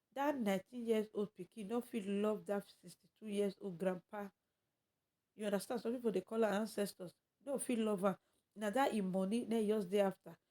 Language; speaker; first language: Nigerian Pidgin; native; Nigerian Pidgin